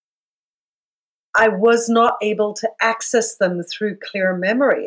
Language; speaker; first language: English; native; English